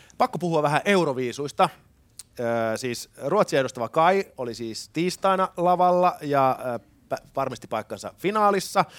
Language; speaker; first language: Finnish; native; Finnish